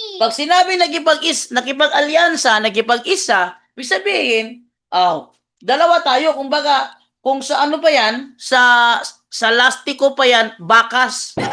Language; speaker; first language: Filipino; non-native, local second language; Cebuano